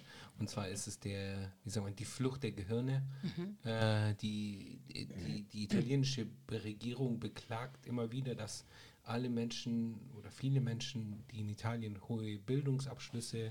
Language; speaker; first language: German; native; German